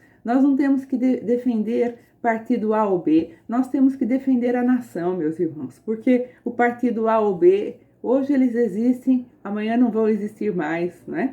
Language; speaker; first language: Portuguese; native; Portuguese